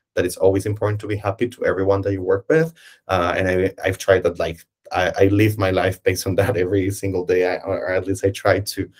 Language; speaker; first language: English; non-native, fluent; Spanish